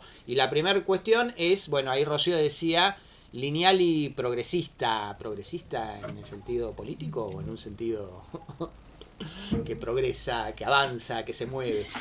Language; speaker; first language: Spanish; native; Spanish